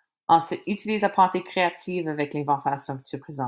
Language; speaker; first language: French; native; French